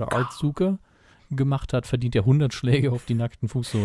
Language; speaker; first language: German; native; German